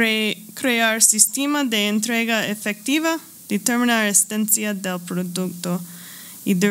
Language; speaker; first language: Spanish; non-native, learner; English